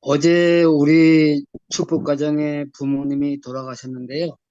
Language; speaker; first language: Korean; native; Korean